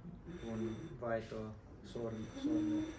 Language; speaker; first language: Finnish; non-native, learner; English